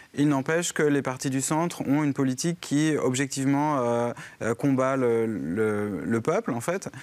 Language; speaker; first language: French; native; French